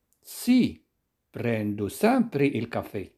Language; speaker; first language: Italian; non-native, fluent; Arabic